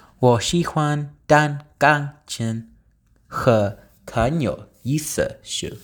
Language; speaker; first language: Chinese; non-native, learner; English